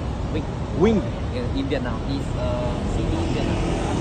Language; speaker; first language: English; non-native, learner; Vietnamese